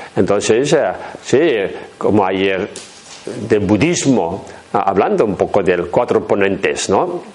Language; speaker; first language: Spanish; non-native, learner; Chinese